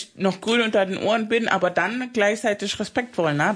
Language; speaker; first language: German; non-native, fluent; Spanish